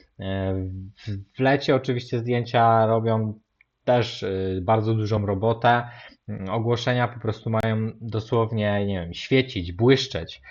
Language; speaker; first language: Polish; native; Polish